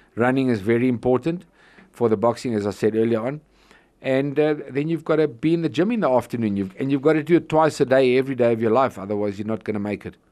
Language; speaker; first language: English; native; English